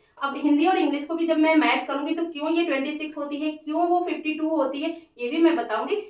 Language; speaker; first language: Hindi; native; Hindi